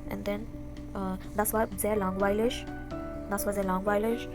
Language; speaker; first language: German; non-native, fluent; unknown